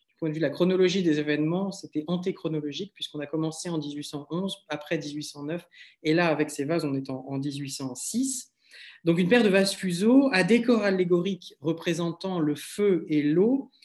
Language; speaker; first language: French; native; French